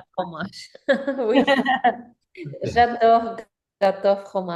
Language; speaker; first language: French; non-native, learner; English